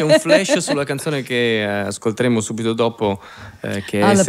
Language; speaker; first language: Italian; native; Italian